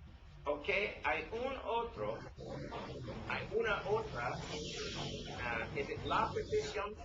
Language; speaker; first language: Spanish; non-native, learner; English